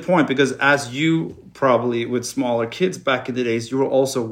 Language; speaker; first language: English; non-native, fluent; Swedish